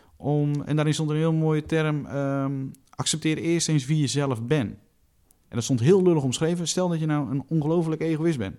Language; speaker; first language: Dutch; native; Dutch